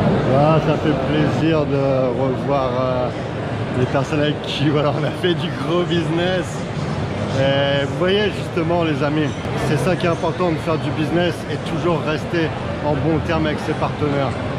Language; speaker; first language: French; native; French